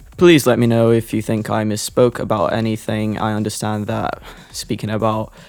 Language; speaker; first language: English; non-native, fluent; Portuguese